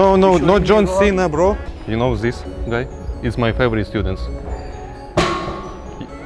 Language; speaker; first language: English; non-native, learner; Russian